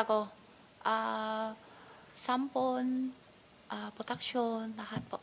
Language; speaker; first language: Filipino; non-native, learner; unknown